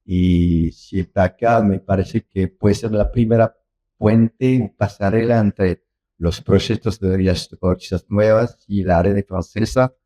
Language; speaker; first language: Spanish; non-native, learner; French